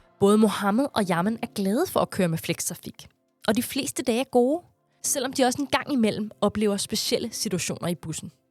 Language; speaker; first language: Danish; native; Danish